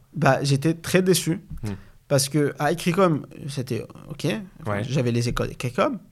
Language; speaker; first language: French; non-native, fluent; Arabic